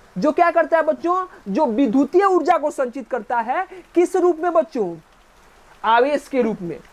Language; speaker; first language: Hindi; native; Hindi